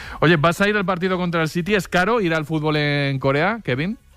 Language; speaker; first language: Spanish; native; Spanish